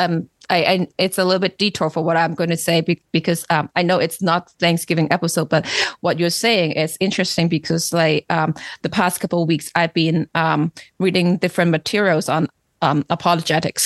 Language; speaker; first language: English; non-native, local second language; Cantonese